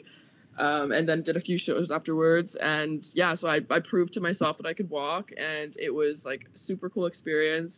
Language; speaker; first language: English; native; English